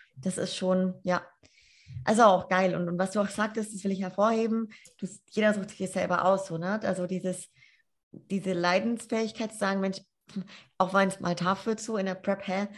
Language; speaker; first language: German; native; German